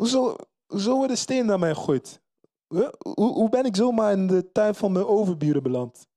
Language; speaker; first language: Dutch; early bilingual, other home language; Lingala